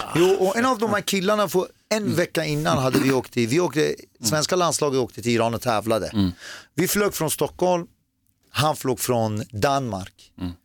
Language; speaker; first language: Swedish; early bilingual, other home language; Persian